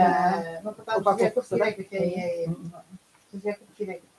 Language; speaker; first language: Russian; non-native, local second language; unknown